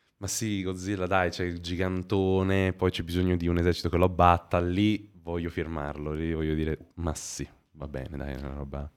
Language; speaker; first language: Italian; native; Italian